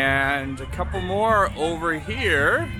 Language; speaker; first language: English; native; English